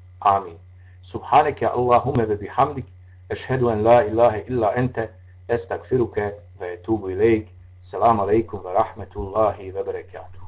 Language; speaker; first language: Bosnian; native; Bosnian